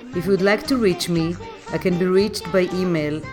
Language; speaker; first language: English; non-native, fluent; Hebrew